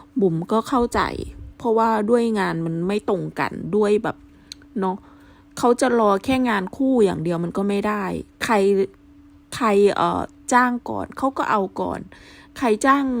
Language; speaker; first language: Thai; native; Thai